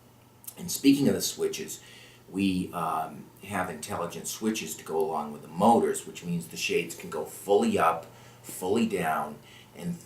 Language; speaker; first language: English; native; English